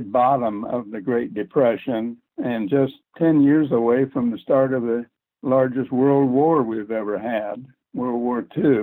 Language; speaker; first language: English; native; English